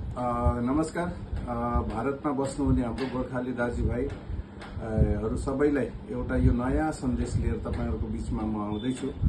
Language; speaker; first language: Nepali; native; Nepali